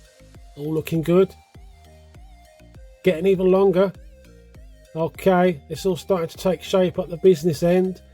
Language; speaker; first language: English; native; English